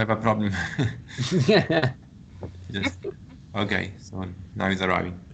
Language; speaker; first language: English; non-native, learner; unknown